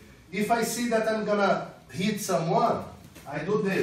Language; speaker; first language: English; non-native, fluent; Portuguese